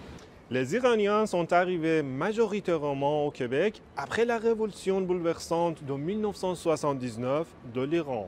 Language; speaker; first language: French; non-native, fluent; Persian